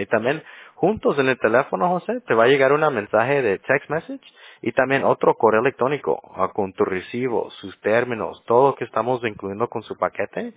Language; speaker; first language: Spanish; early bilingual, heritage; English